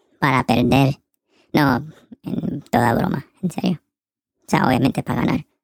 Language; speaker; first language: Spanish; early bilingual, heritage; Spanish